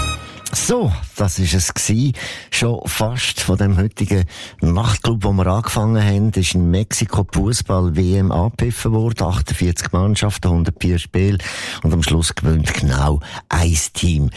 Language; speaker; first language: German; native; German